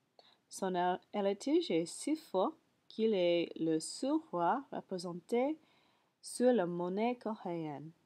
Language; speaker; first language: French; non-native, learner; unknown